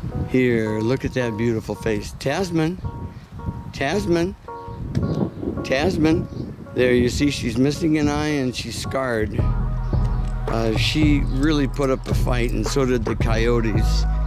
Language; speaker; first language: English; native; English